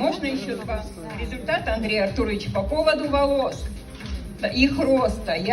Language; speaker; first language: Russian; native; Russian